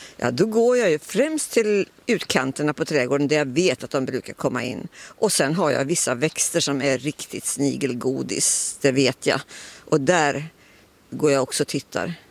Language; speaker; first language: Swedish; native; Swedish